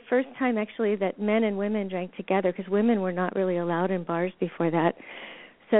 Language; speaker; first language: English; native; English